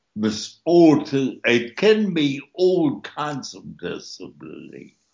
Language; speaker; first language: English; early bilingual, other home language; German